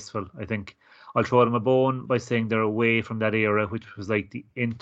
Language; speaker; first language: English; native; English